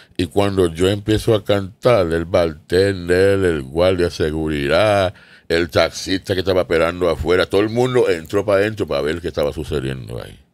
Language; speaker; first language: Spanish; non-native, fluent; English